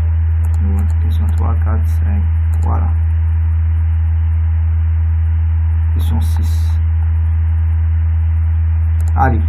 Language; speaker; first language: French; non-native, local second language; Morisyen